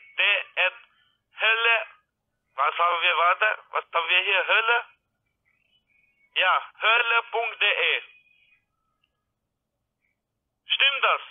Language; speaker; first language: German; non-native, learner; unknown